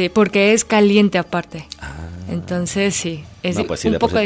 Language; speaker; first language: Spanish; non-native, fluent; Korean